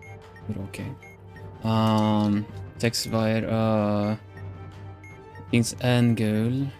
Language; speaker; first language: Swedish; non-native, learner; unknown